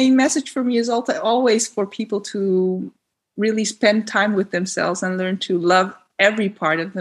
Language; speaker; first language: English; non-native, fluent; Dutch